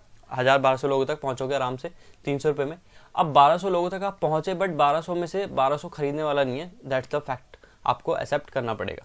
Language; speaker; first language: Hindi; native; Hindi